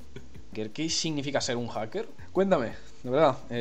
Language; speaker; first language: Spanish; native; Spanish